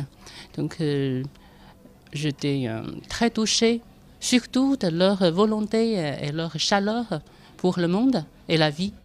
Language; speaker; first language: French; non-native, fluent; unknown